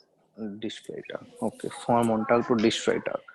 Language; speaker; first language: German; non-native, learner; Hindi